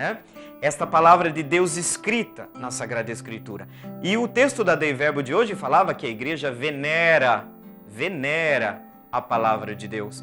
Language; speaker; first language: Portuguese; native; Portuguese